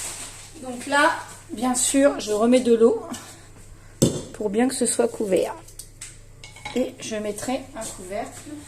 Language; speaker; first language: French; native; French